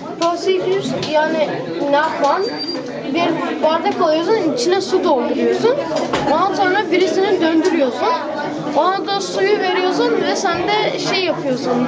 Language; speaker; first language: Turkish; early bilingual, heritage; Turkish